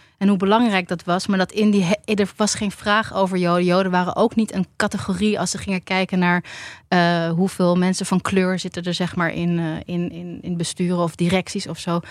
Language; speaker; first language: Dutch; native; Dutch